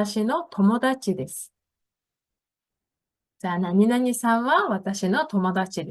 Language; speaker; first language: Japanese; non-native, fluent; Mongolian